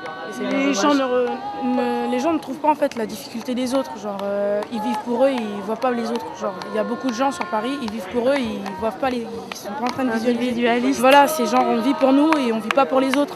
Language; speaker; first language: French; native; French